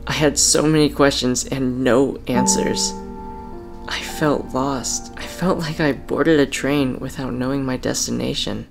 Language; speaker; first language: English; native; English